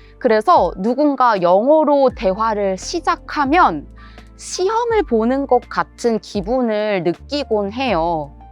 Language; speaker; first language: Korean; native; Korean